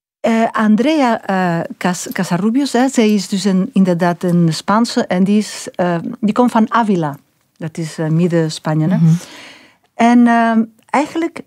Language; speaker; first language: Dutch; non-native, local second language; French